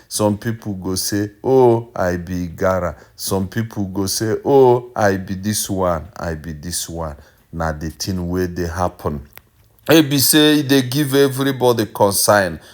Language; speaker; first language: Nigerian Pidgin; non-native, local second language; Igbo